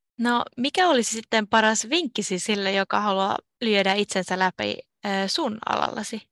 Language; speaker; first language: Finnish; non-native, local second language; Swedish